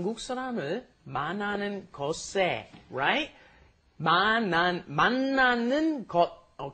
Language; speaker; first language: Korean; non-native, fluent; English